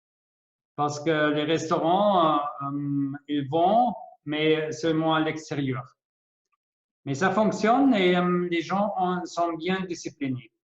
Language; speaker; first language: French; non-native, fluent; German